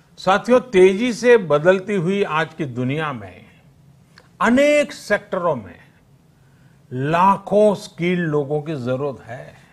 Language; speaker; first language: Hindi; native; Hindi